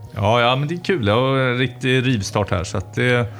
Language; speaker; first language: Swedish; native; Swedish